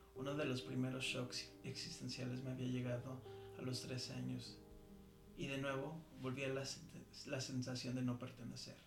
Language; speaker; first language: Spanish; early bilingual, heritage; Spanish